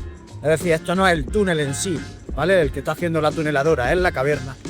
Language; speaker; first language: Spanish; native; Spanish